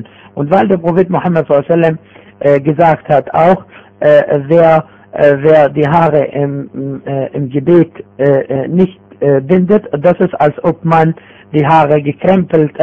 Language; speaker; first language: German; non-native, fluent; Arabic